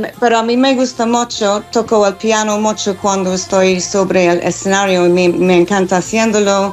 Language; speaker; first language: Spanish; non-native, fluent; English